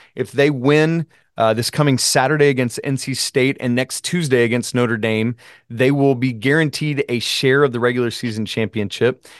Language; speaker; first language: English; native; English